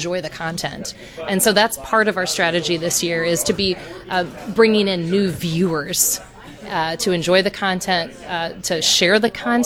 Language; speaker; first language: English; native; English